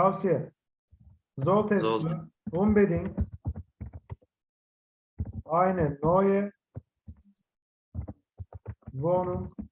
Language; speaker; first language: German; non-native, fluent; Turkish